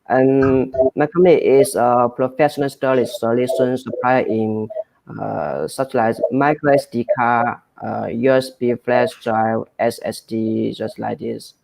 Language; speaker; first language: English; non-native, learner; Chinese